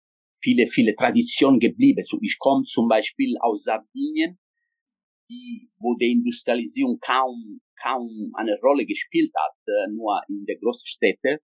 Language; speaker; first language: German; non-native, fluent; Italian